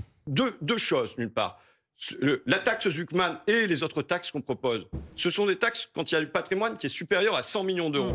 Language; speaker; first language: French; native; French